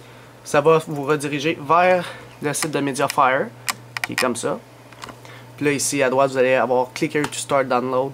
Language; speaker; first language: French; native; French